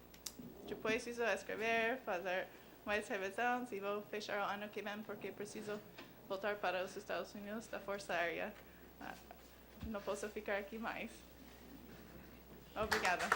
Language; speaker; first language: Portuguese; non-native, learner; English